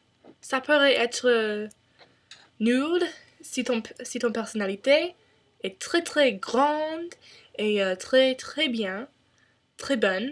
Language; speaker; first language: French; non-native, learner; English